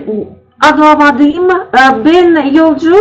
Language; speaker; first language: Turkish; non-native, learner; Russian